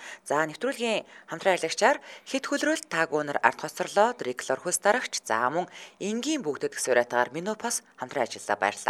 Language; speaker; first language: Mongolian; native; Mongolian